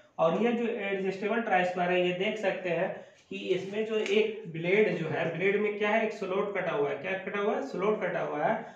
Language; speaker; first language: Hindi; native; Hindi